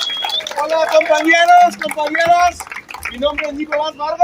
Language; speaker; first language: Spanish; early bilingual, heritage; Spanish